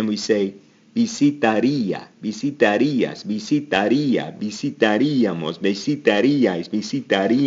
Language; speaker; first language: Spanish; non-native, fluent; English